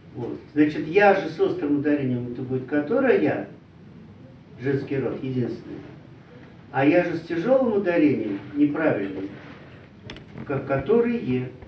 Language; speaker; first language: Russian; native; Russian